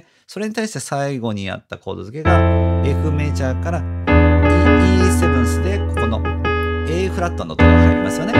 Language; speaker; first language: Japanese; native; Japanese